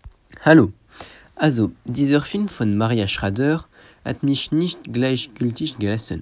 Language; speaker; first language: German; non-native, fluent; French